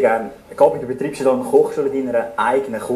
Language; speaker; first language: German; native; German